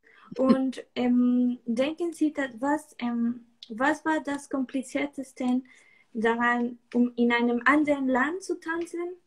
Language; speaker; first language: German; non-native, learner; Spanish